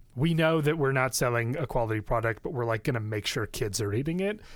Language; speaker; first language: English; native; English